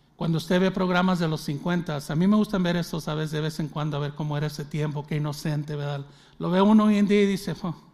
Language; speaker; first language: Spanish; early bilingual, heritage; Spanish